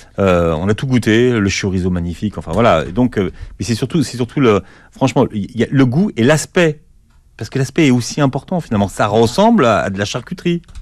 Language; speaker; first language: French; native; French